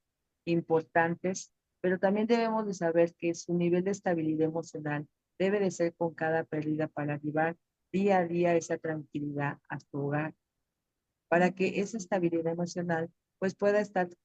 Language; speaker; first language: Spanish; native; Spanish